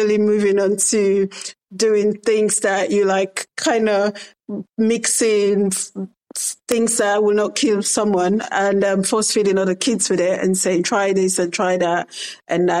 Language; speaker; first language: English; non-native, local second language; Krio